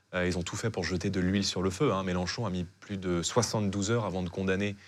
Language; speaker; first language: French; native; French